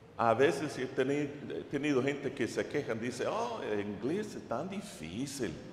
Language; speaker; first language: Spanish; non-native, fluent; English